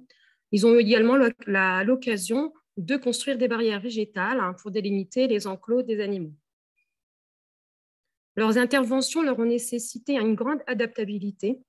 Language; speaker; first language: French; native; French